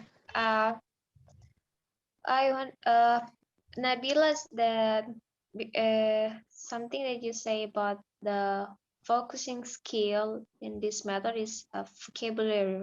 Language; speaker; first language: English; non-native, learner; Indonesian